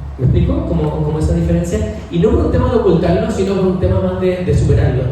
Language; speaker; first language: Spanish; native; Spanish